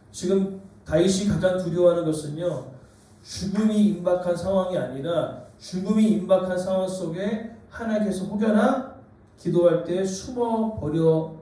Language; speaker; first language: Korean; native; Korean